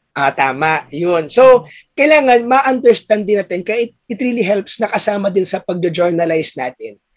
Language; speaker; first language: Filipino; native; Filipino